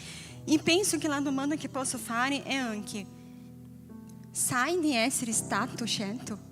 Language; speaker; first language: Italian; non-native, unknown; Portuguese